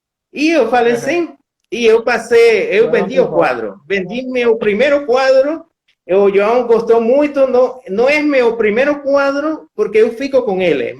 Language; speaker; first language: Portuguese; non-native, fluent; Spanish